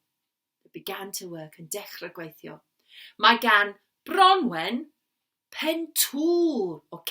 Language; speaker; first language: Welsh; non-native, learner; English